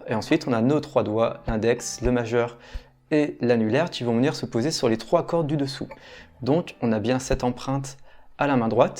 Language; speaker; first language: French; native; French